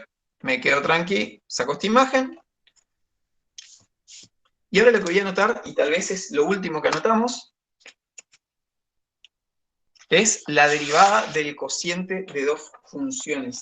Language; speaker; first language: Spanish; native; Spanish